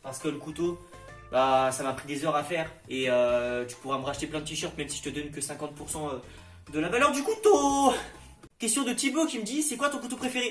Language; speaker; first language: French; native; French